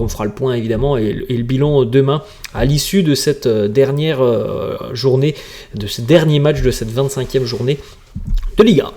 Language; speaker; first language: French; native; French